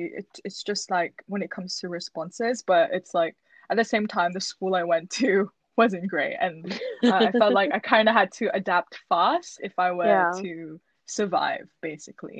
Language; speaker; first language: English; early bilingual, other home language; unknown